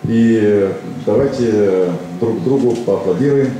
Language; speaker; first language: Russian; non-native, local second language; Romanian